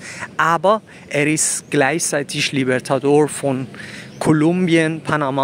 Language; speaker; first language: German; non-native, fluent; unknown